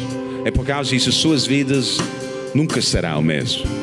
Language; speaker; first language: Portuguese; non-native, learner; English